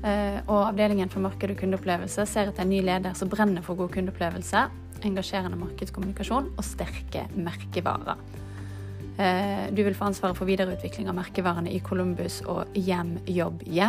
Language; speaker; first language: Norwegian; native; Norwegian